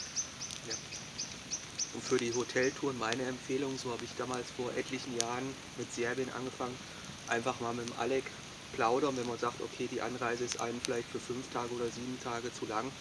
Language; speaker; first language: German; native; German